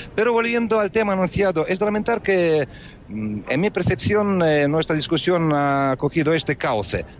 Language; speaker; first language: Spanish; non-native, fluent; Russian